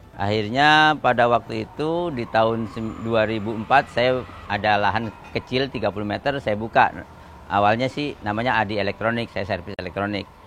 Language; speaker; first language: Indonesian; native; Indonesian